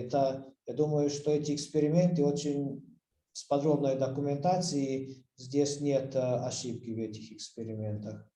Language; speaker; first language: Russian; non-native, fluent; Hungarian